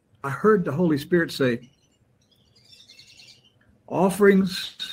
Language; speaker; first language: English; native; English